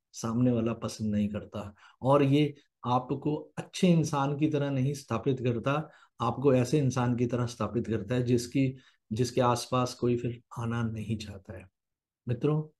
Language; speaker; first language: Hindi; native; Hindi